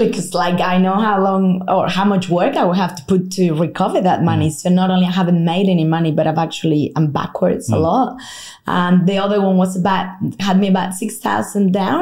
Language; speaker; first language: English; non-native, fluent; Spanish